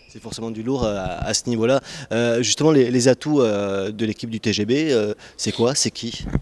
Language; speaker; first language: French; native; French